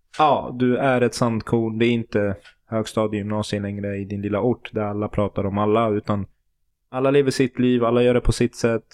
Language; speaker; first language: Swedish; early bilingual, other home language; Turoyo